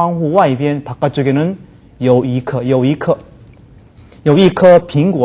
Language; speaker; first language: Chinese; non-native, fluent; Korean